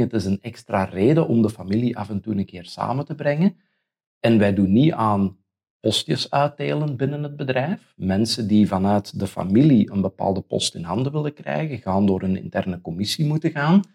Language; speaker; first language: Dutch; native; Dutch